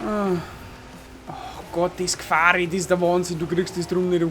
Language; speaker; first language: German; native; German